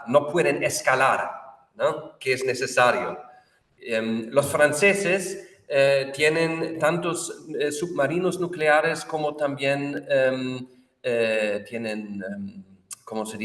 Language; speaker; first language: Spanish; non-native, fluent; German